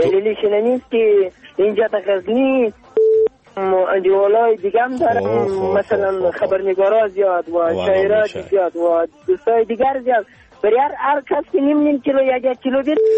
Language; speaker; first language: Persian; non-native, local second language; Pashto